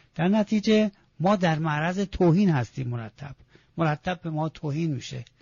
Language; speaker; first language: Persian; non-native, local second language; Azerbaijani